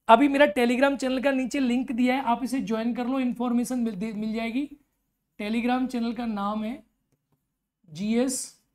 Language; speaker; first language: Hindi; native; Hindi